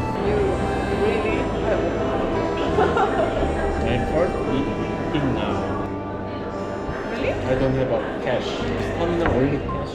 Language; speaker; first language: English; non-native, learner; Korean